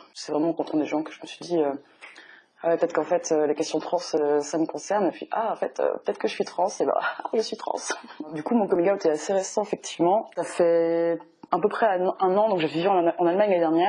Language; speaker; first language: French; native; French